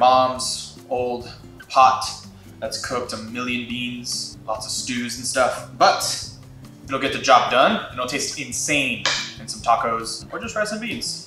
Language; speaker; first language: English; native; English